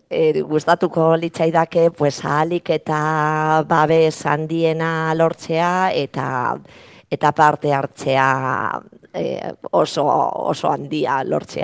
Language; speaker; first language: Basque; non-native, local second language; Spanish